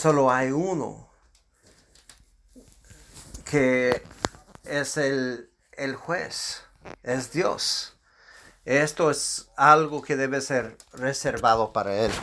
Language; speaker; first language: Spanish; non-native, fluent; English